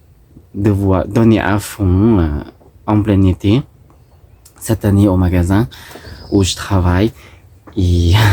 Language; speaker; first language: French; non-native, fluent; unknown